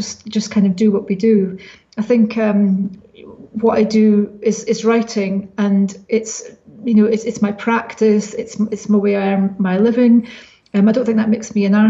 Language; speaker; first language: English; native; English